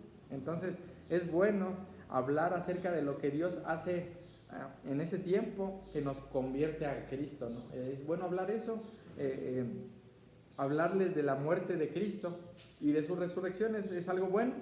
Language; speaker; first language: Spanish; native; Spanish